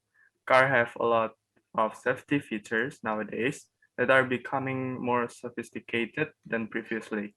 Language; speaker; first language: English; non-native, learner; Indonesian